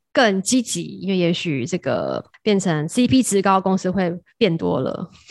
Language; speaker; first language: Chinese; native; Chinese